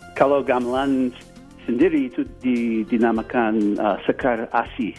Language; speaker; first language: Indonesian; non-native, fluent; English